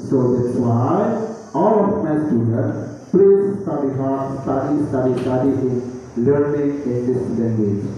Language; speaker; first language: English; non-native, local second language; Indonesian